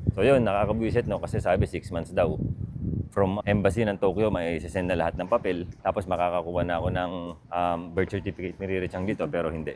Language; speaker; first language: Filipino; native; Filipino